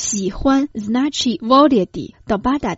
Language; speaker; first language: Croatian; non-native, fluent; Chinese